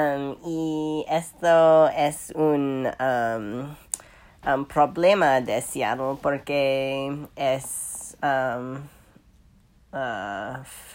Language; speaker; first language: Spanish; non-native, learner; English